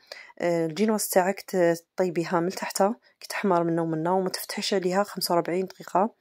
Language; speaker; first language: Arabic; native; Arabic